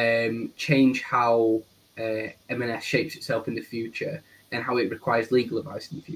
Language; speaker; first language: English; native; English